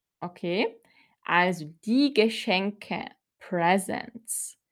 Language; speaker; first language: German; non-native, fluent; Filipino